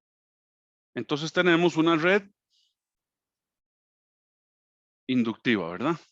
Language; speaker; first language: Spanish; native; Spanish